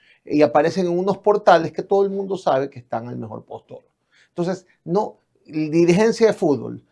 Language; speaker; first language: Spanish; native; Spanish